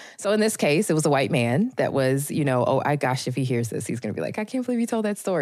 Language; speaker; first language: English; native; English